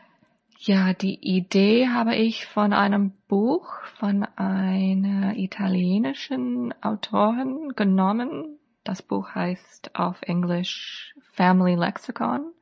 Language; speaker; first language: German; non-native, fluent; English